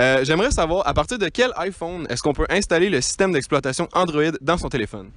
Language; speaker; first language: French; native; French